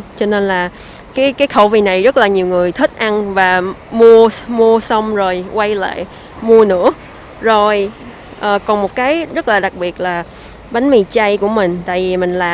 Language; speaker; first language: Vietnamese; early bilingual, heritage; Vietnamese